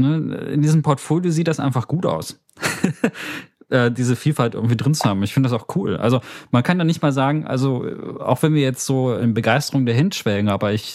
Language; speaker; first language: German; native; German